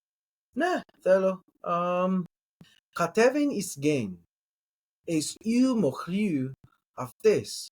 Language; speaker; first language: Greek; non-native, learner; English